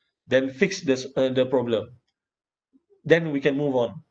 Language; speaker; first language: English; non-native, local second language; Malay